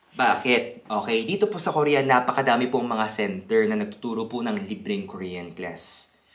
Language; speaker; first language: Filipino; early bilingual, other home language; Korean